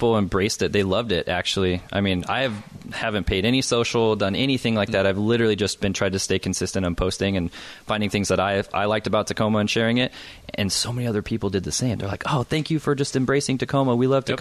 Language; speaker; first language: English; native; English